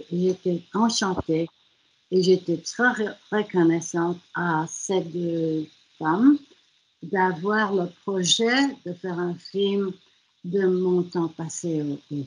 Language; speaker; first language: French; non-native, fluent; German